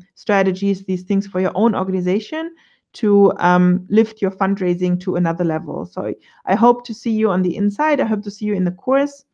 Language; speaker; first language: English; non-native, fluent; German